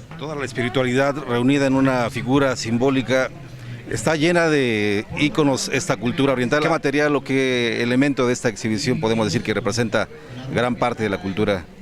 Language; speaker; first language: Spanish; native; Spanish